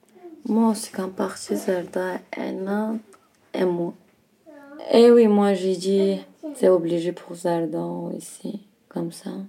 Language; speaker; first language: French; non-native, learner; Turkish